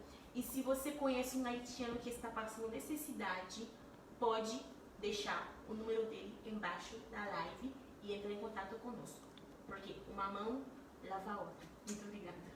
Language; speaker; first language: Portuguese; non-native, fluent; Haitian Creole